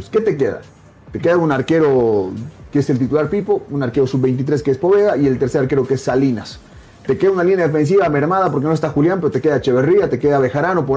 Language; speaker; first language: Spanish; native; Spanish